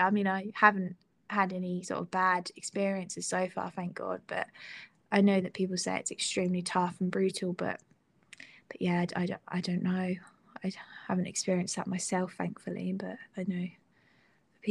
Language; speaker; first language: English; native; English